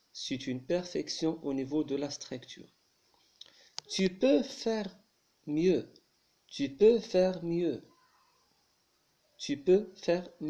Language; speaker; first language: French; non-native, local second language; Arabic